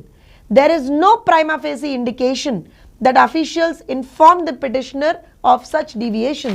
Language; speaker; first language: English; non-native, local second language; Telugu